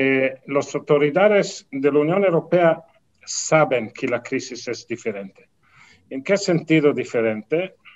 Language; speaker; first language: Spanish; non-native, fluent; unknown